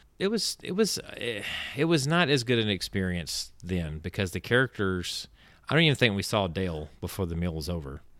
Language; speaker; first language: English; native; English